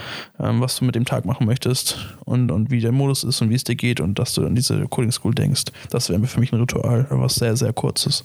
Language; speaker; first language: German; native; German